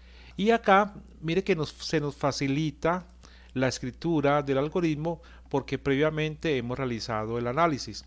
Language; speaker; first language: Spanish; native; Spanish